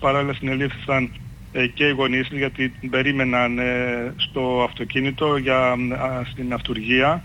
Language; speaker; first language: Greek; native; Greek